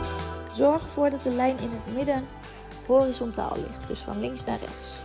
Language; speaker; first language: Dutch; native; Dutch